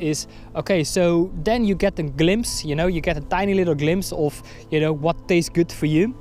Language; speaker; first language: English; non-native, fluent; Dutch